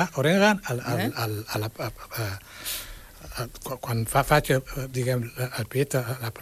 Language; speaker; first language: Catalan; non-native, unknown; Wolof